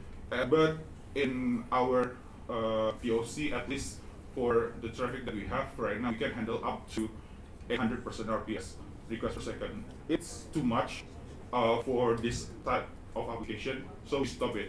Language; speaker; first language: English; non-native, fluent; Indonesian